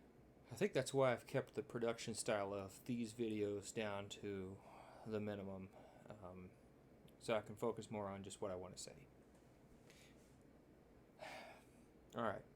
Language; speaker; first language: English; native; English